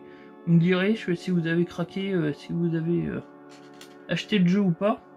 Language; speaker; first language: French; native; French